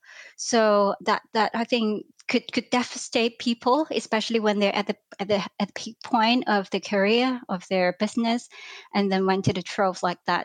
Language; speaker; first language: English; non-native, local second language; Cantonese